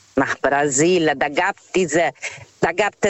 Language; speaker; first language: German; non-native, learner; Portuguese